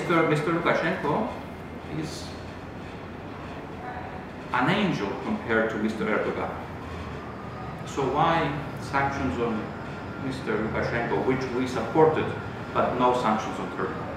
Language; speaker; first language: English; non-native, fluent; Greek